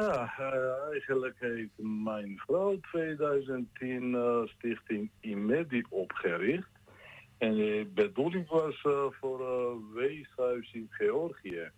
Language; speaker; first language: Dutch; non-native, learner; Georgian